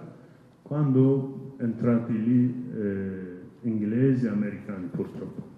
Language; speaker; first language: Italian; non-native, learner; Kurdish